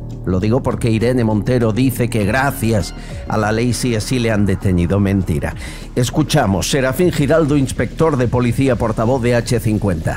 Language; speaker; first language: Spanish; native; Spanish